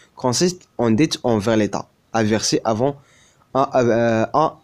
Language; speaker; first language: French; non-native, local second language; Arabic